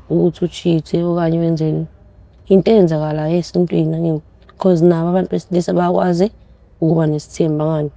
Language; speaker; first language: Zulu; early bilingual, other home language; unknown